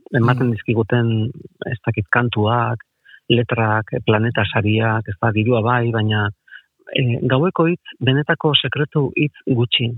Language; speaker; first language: Basque; non-native, local second language; Spanish